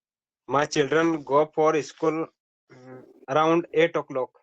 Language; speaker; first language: English; non-native, learner; Hindi